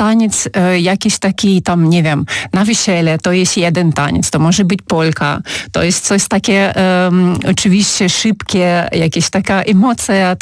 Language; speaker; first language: Polish; non-native, fluent; Ukrainian